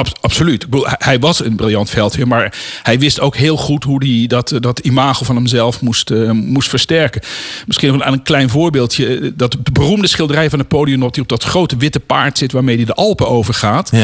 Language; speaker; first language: Dutch; native; Dutch